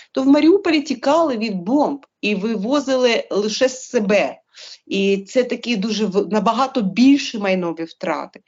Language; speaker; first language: Ukrainian; native; Ukrainian